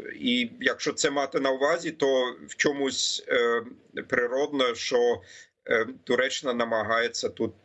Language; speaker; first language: Ukrainian; non-native, fluent; German